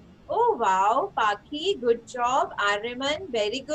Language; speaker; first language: English; non-native, local second language; Hindi